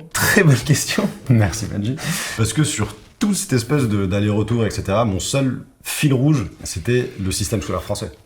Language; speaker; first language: French; non-native, local second language; Arabic